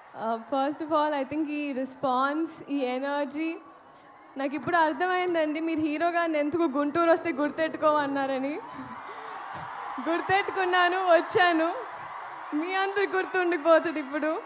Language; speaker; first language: Telugu; non-native, fluent; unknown